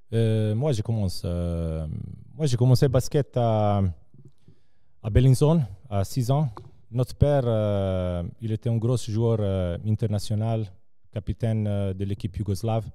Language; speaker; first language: French; non-native, local second language; Serbian